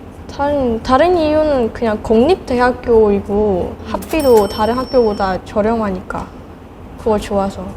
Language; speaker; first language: Korean; non-native, fluent; Burmese